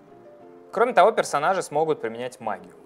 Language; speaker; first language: Russian; native; Russian